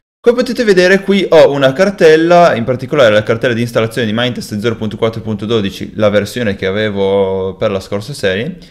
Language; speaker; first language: Italian; native; Italian